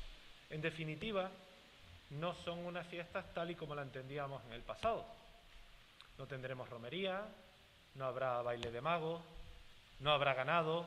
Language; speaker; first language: Spanish; native; Spanish